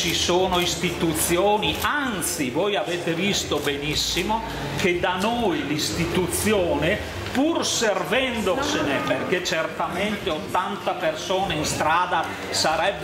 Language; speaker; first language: Italian; native; Italian